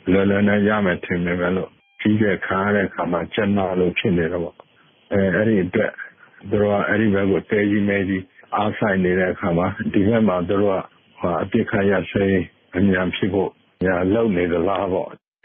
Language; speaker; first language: Burmese; non-native, local second language; Karen languages